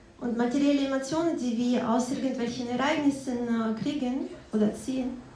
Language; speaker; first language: German; non-native, fluent; Russian